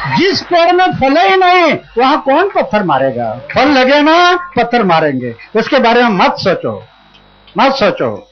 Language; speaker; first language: Hindi; non-native, local second language; Marathi